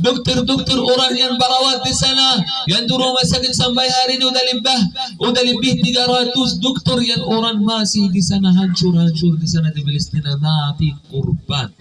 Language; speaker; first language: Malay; non-native, fluent; Arabic